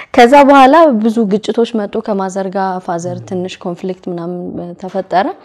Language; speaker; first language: Amharic; native; Amharic